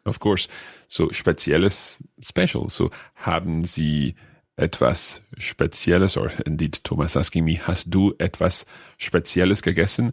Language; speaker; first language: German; non-native, learner; English